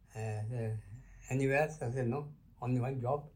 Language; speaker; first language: English; non-native, local second language; Luo (Kenya and Tanzania)